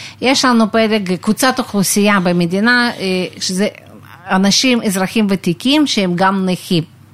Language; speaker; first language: Hebrew; non-native, fluent; Russian